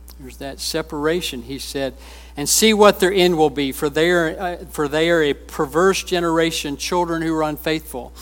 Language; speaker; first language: English; native; English